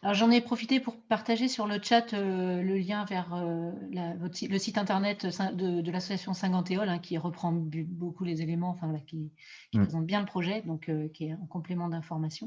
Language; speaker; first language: French; native; French